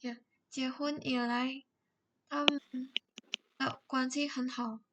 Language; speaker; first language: Chinese; non-native, learner; Indonesian